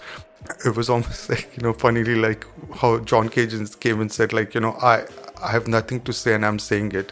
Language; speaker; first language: English; non-native, local second language; Hindi